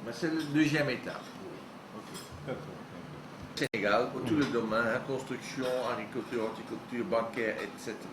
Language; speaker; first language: French; non-native, learner; Dutch